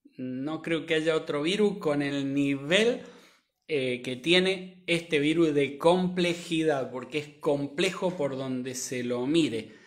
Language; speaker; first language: Spanish; native; Spanish